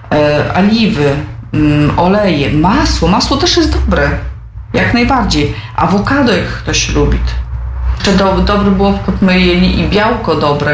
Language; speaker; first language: Polish; non-native, local second language; Belarusian